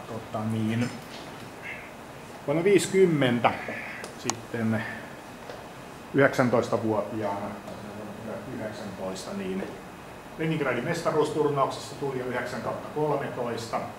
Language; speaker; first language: Finnish; native; Finnish